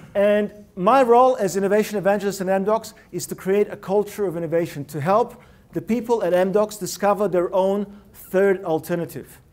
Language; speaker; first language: English; early bilingual, other home language; Russian